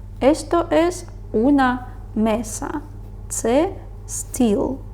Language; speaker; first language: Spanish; non-native, fluent; Ukrainian